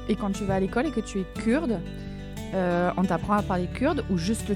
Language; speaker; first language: French; native; French